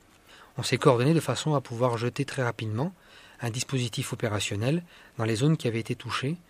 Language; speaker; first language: French; native; French